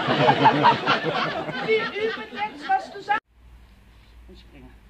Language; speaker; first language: German; non-native, learner; Dutch